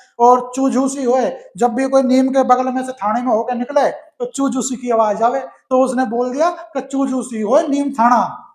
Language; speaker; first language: Hindi; native; Hindi